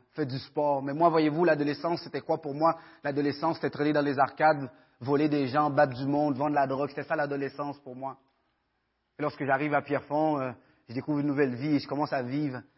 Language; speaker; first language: French; early bilingual, other home language; Haitian Creole